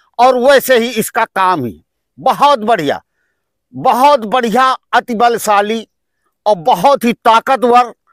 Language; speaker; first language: Hindi; native; Hindi